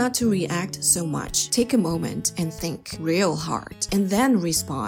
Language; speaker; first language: English; non-native, fluent; Chinese